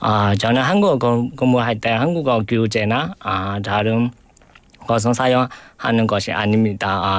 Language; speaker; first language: Korean; non-native, learner; Burmese